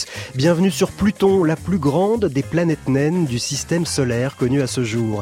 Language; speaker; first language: French; native; French